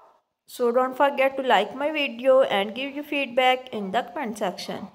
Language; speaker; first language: English; non-native, local second language; Urdu